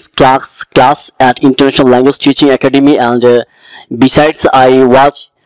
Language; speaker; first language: English; non-native, local second language; Bangla